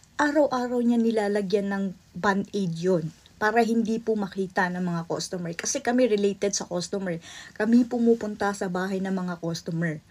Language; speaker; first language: Filipino; native; Filipino